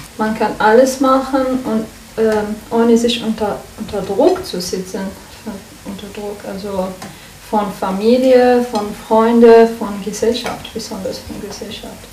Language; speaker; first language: German; non-native, learner; Arabic